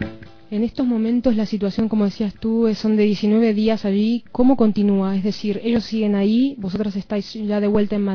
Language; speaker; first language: Spanish; native; Spanish